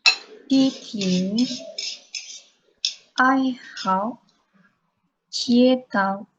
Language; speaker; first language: Chinese; non-native, learner; Indonesian